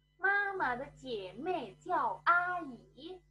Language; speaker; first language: Chinese; non-native, fluent; Indonesian